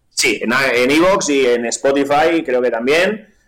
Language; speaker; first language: Spanish; non-native, local second language; Catalan